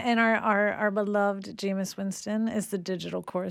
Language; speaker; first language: English; native; English